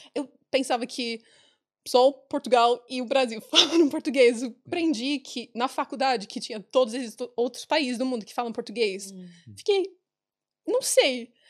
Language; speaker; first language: Portuguese; non-native, fluent; English